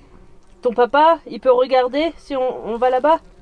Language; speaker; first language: French; native; French